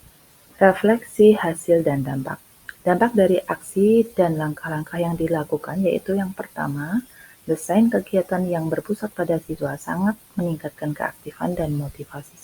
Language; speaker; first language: Indonesian; native; Indonesian